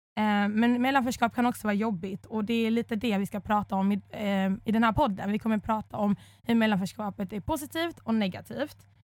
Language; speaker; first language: Swedish; early bilingual, other home language; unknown